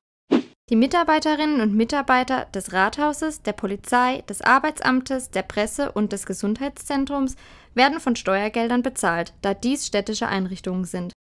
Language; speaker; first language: German; native; German